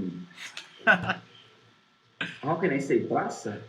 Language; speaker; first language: English; non-native, learner; Portuguese